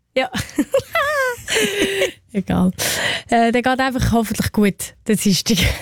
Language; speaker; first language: German; native; German